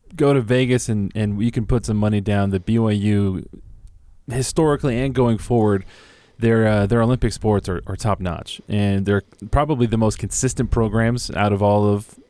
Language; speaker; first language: English; native; English